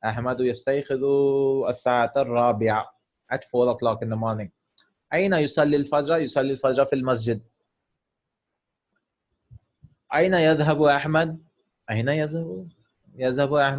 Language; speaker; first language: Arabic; non-native, fluent; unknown